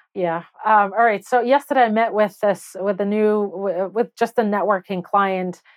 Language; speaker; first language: English; non-native, fluent; Russian